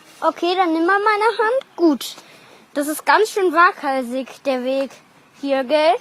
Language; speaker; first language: German; native; German